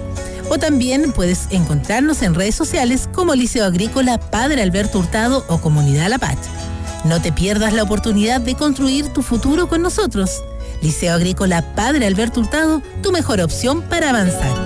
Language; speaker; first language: Spanish; native; Spanish